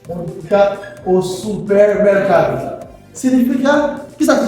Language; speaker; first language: Portuguese; non-native, local second language; Haitian Creole